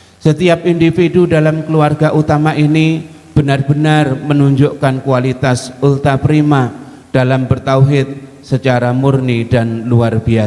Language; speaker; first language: Indonesian; native; Indonesian